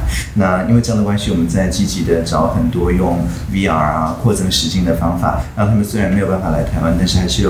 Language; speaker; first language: Chinese; native; Chinese